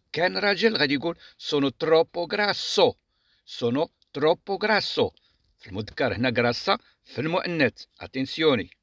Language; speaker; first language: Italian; non-native, fluent; Arabic